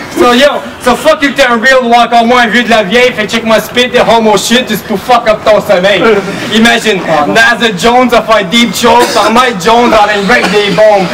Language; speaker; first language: French; native; French